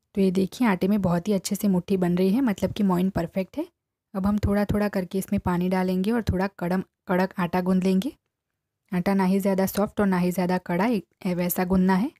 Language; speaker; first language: Hindi; non-native, local second language; Gujarati